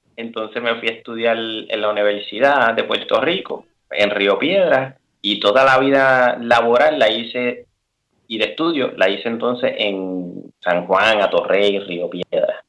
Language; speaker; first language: Spanish; native; Spanish